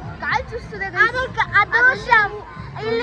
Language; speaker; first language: Kannada; native; Kannada